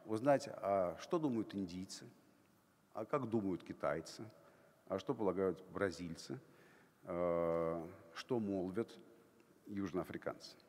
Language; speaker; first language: Russian; native; Russian